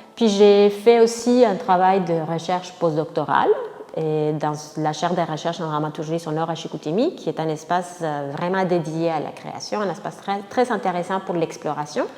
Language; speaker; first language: French; non-native, fluent; Spanish